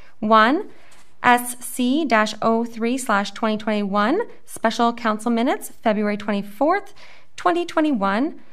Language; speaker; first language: English; native; English